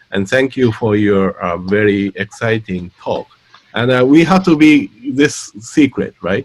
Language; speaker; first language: English; non-native, fluent; Japanese